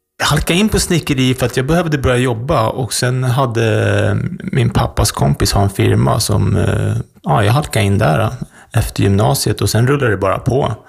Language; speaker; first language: Swedish; native; Swedish